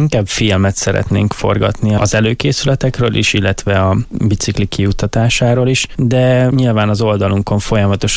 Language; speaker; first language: Hungarian; native; Hungarian